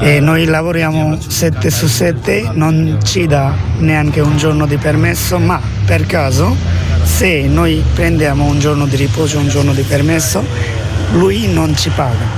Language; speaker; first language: Italian; non-native, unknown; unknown